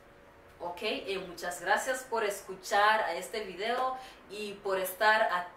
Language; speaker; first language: Spanish; non-native, learner; Swahili